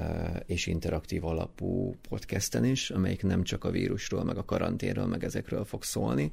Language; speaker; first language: Hungarian; native; Hungarian